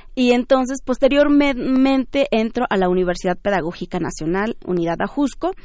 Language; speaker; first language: Spanish; early bilingual, other home language; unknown